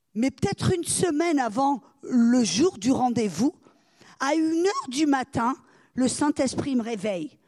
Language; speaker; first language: French; native; French